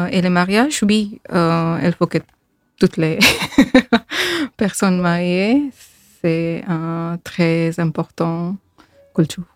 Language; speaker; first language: French; non-native, fluent; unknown